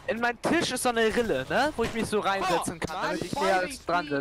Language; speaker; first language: German; native; German